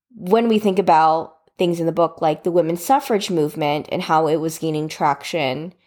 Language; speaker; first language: English; native; English